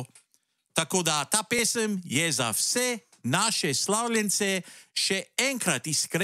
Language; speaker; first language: Slovenian; early bilingual, heritage; Slovenian